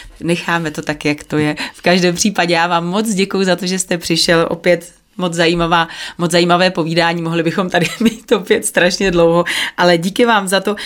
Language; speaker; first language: Czech; native; Czech